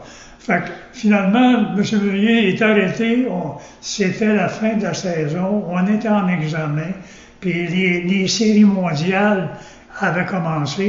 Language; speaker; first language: French; native; French